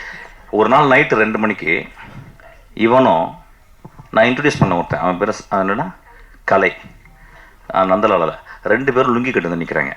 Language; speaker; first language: Tamil; native; Tamil